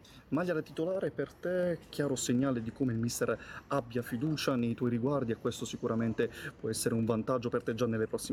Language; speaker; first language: Italian; native; Italian